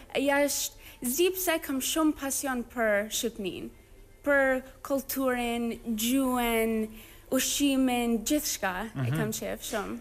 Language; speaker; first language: Albanian; early bilingual, heritage; English